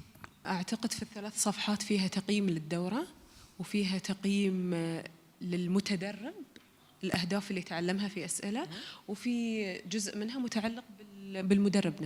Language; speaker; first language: Arabic; native; Arabic